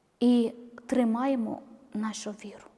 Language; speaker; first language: Ukrainian; non-native, learner; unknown